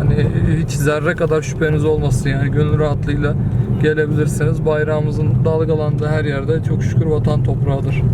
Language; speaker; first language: Turkish; native; Turkish